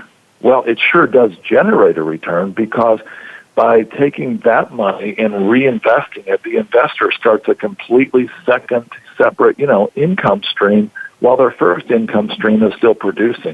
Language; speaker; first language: English; native; English